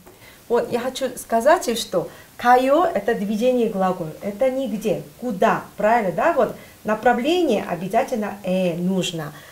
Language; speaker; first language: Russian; non-native, fluent; Kyrgyz